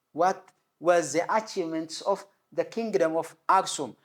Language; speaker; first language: English; non-native, local second language; Amharic